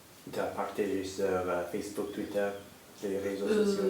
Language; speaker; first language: French; non-native, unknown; English